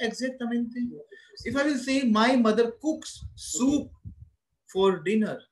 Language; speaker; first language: English; non-native, local second language; Hindi